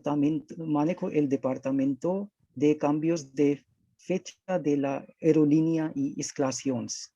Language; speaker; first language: Spanish; non-native, learner; Hindi